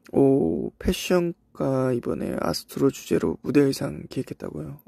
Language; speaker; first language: Korean; native; Korean